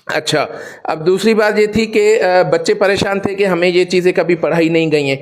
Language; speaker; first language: Urdu; non-native, local second language; Sindhi